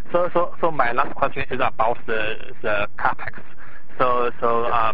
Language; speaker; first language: English; non-native, fluent; Chinese